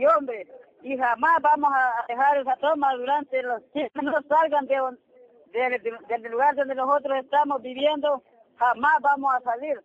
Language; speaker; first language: Spanish; native; Spanish